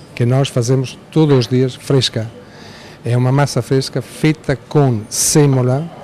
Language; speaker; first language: Portuguese; non-native, fluent; Italian